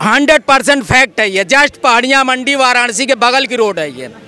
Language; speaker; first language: Hindi; native; Hindi